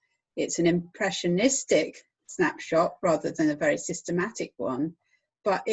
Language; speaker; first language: English; native; English